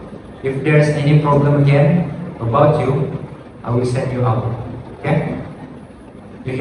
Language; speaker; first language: English; non-native, fluent; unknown